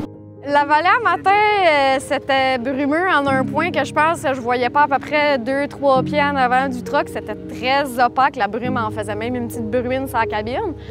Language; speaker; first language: French; native; French